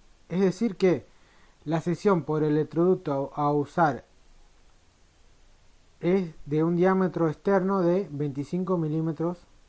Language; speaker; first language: Spanish; native; Spanish